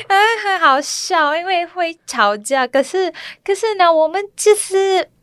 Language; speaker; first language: Chinese; non-native, learner; Malay